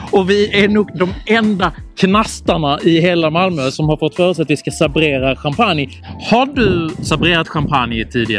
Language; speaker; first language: Swedish; native; Swedish